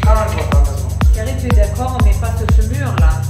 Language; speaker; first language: French; non-native, fluent; German